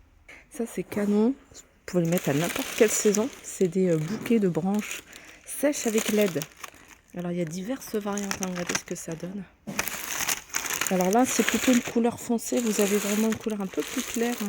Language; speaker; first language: French; native; French